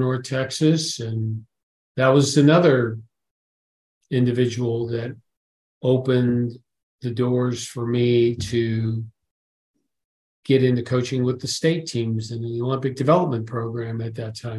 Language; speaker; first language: English; native; English